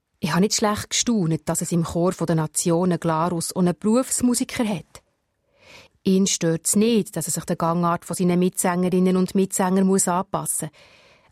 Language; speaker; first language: German; native; German